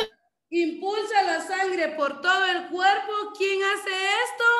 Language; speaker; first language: Spanish; native; Spanish